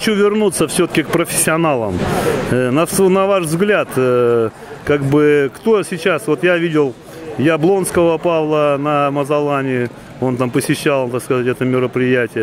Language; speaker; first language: Russian; native; Russian